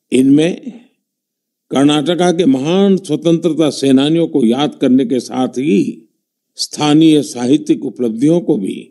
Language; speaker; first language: Hindi; non-native, local second language; Gujarati